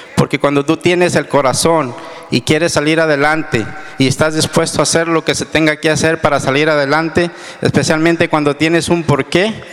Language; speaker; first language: Spanish; native; Spanish